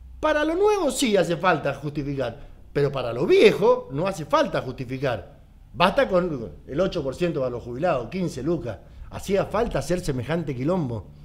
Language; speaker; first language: Spanish; native; Spanish